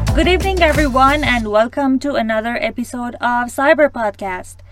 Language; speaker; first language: English; non-native, fluent; Persian